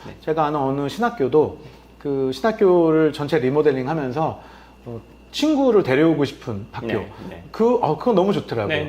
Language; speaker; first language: Korean; native; Korean